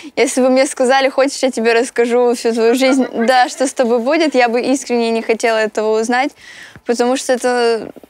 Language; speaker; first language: Russian; native; Russian